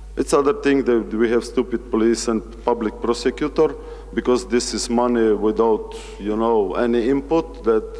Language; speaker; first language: English; non-native, fluent; Slovenian